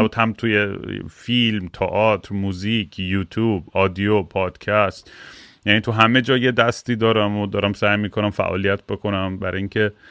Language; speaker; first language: Persian; early bilingual, heritage; Persian